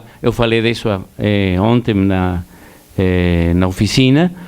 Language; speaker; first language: Portuguese; non-native, learner; Spanish